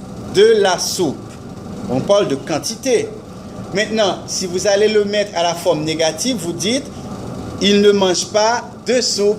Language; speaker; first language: French; non-native, fluent; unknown